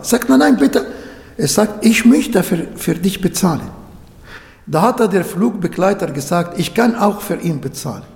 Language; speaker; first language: German; non-native, fluent; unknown